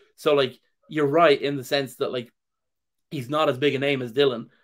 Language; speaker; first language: English; native; English